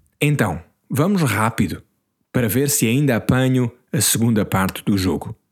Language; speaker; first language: Portuguese; non-native, learner; English